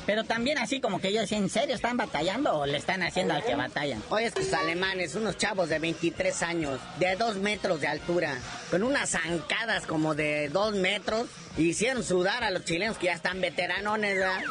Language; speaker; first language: Spanish; native; Spanish